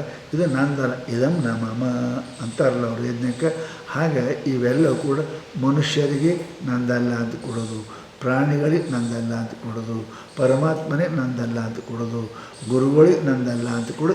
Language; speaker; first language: Kannada; native; Kannada